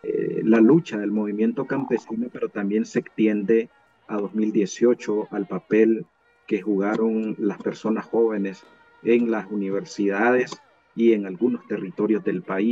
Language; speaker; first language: Spanish; native; Spanish